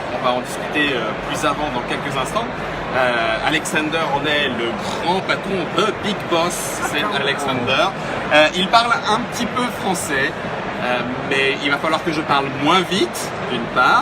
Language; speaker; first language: French; native; French